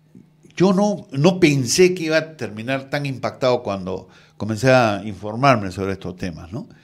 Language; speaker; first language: Spanish; native; Spanish